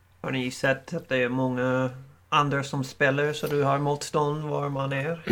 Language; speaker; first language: Swedish; non-native, learner; English